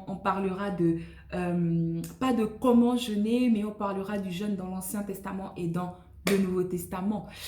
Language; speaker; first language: French; native; French